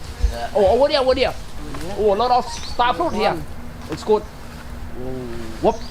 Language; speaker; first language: English; non-native, learner; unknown